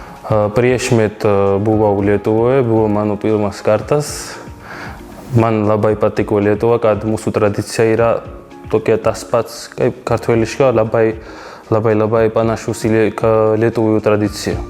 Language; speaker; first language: Lithuanian; non-native, learner; Georgian